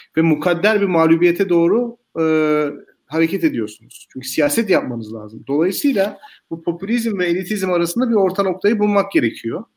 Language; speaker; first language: Turkish; native; Turkish